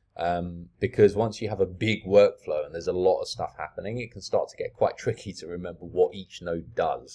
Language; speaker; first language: English; native; English